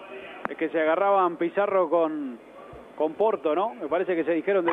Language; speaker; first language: Spanish; native; Spanish